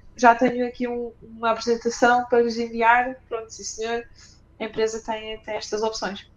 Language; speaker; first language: Portuguese; early bilingual, other home language; Ukrainian